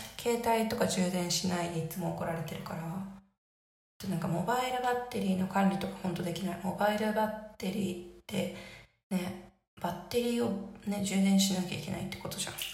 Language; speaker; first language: Japanese; native; Japanese